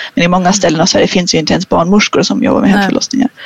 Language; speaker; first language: Swedish; non-native, fluent; German